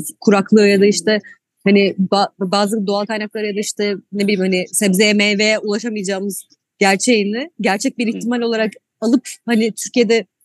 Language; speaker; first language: Turkish; native; Turkish